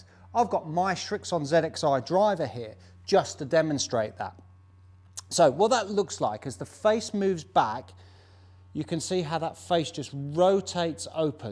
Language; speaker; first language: English; native; English